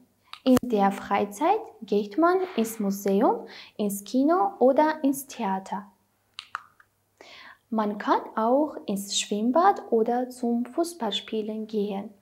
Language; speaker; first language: German; non-native, fluent; Armenian